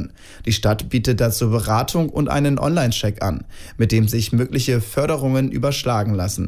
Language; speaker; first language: German; native; German